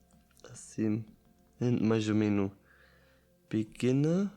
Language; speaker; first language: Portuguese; non-native, learner; German